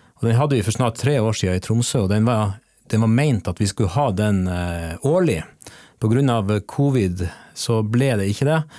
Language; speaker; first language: Norwegian; native; Norwegian